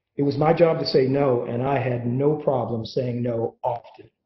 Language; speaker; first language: English; native; English